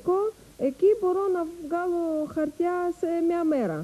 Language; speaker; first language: Greek; non-native, learner; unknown